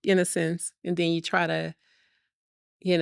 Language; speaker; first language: English; native; English